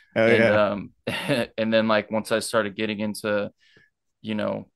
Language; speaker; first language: English; native; English